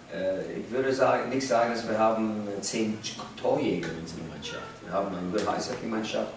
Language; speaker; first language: German; non-native, fluent; English